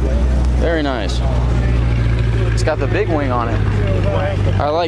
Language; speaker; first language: English; native; English